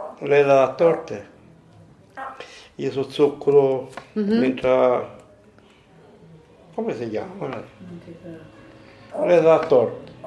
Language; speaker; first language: Italian; non-native, learner; Maltese